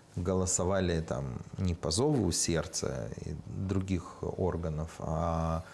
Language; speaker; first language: Russian; native; Russian